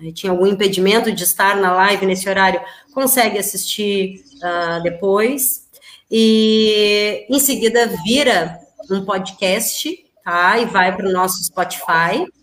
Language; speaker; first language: Portuguese; native; Portuguese